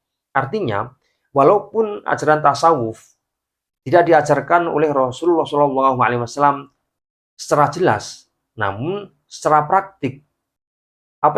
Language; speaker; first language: Indonesian; native; Indonesian